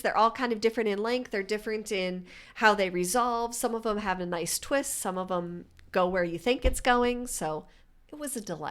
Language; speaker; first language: English; native; English